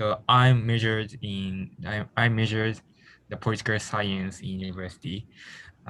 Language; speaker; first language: English; non-native, learner; Japanese